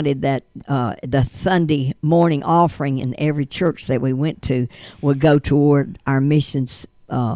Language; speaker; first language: English; native; English